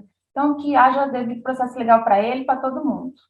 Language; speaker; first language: Portuguese; native; Portuguese